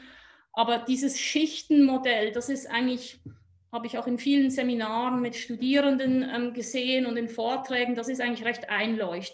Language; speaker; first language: German; native; German